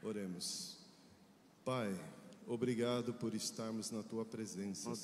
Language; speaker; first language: Portuguese; native; Portuguese